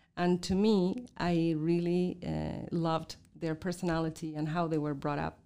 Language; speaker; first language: English; non-native, fluent; Spanish